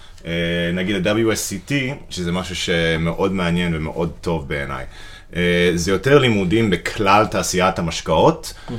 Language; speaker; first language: Hebrew; non-native, fluent; English